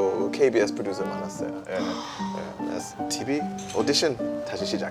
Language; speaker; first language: Korean; non-native, learner; English